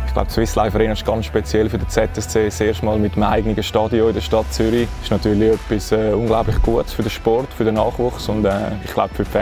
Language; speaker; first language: German; native; German